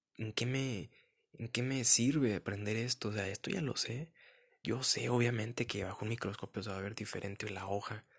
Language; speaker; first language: Spanish; early bilingual, heritage; Spanish